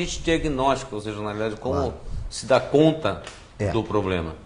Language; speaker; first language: Portuguese; native; Portuguese